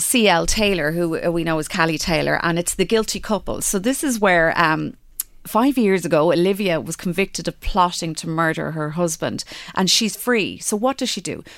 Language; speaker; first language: English; native; English